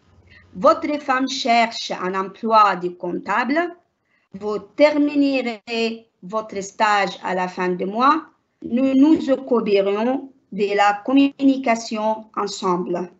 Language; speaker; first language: French; non-native, learner; Arabic